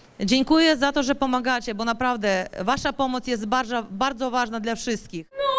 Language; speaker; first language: Polish; non-native, fluent; Ukrainian